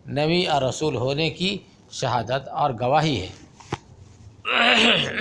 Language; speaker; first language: Urdu; native; Urdu